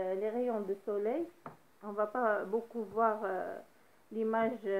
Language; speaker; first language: French; non-native, local second language; Arabic